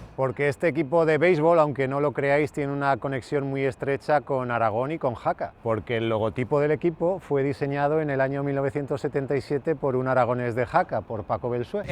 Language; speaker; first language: Spanish; native; Spanish